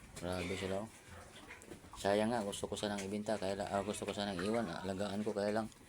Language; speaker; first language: Filipino; native; Filipino